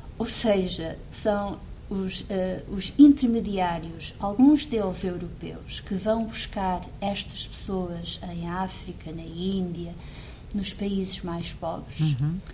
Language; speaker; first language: Portuguese; early bilingual, heritage; Portuguese